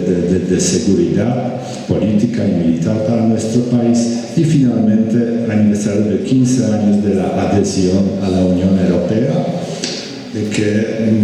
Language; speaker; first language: Spanish; non-native, fluent; Polish